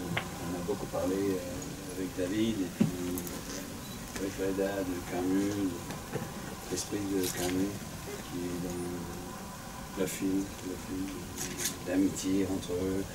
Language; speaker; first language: French; non-native, fluent; English